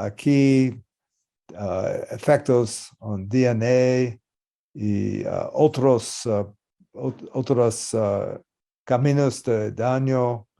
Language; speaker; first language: Spanish; non-native, learner; English